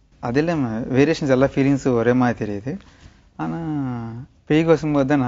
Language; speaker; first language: Tamil; native; Tamil